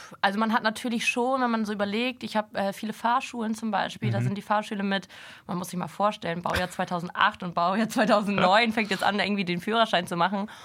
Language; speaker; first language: German; native; German